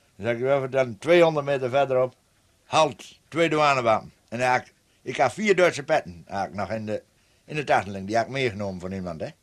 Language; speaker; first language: Dutch; native; Dutch